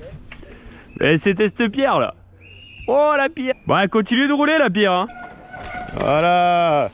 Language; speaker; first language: French; native; French